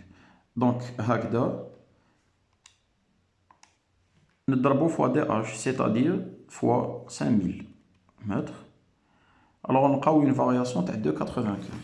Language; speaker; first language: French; non-native, local second language; Arabic